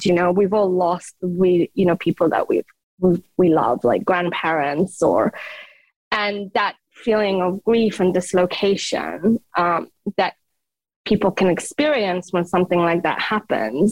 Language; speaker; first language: English; non-native, fluent; Persian